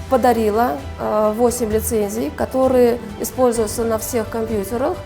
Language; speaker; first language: Russian; non-native, local second language; Kyrgyz